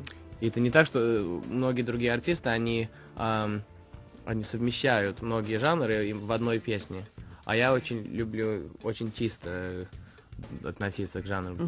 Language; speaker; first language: Russian; early bilingual, heritage; Russian